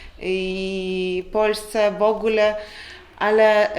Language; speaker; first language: Polish; non-native, learner; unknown